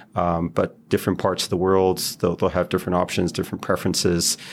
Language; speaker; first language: English; non-native, fluent; Hebrew